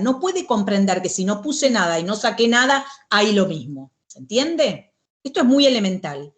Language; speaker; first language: Spanish; native; Spanish